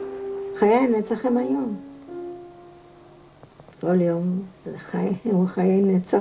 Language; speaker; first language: Hebrew; non-native, fluent; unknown